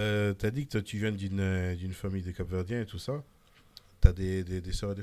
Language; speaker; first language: French; native; French